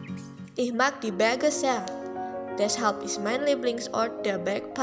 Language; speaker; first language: German; non-native, learner; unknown